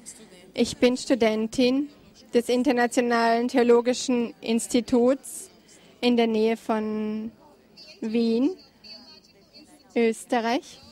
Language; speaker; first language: German; non-native, fluent; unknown